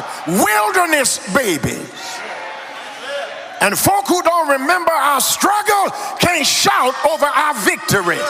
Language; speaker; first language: English; native; English